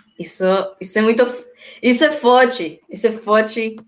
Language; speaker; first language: Portuguese; non-native, learner; Spanish